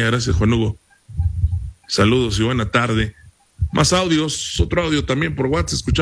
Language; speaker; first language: Spanish; native; Spanish